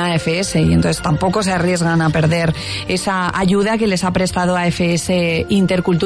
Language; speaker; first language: Spanish; native; Spanish